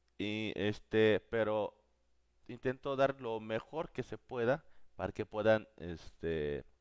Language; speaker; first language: Spanish; non-native, fluent; Korean